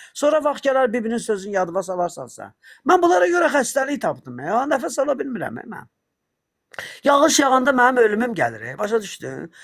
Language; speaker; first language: Azerbaijani; native; Azerbaijani